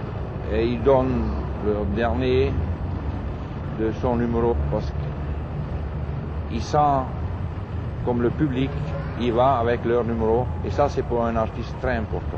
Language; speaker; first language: French; non-native, fluent; German